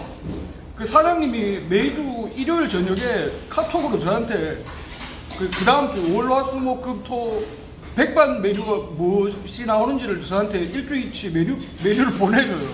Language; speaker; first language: Korean; native; Korean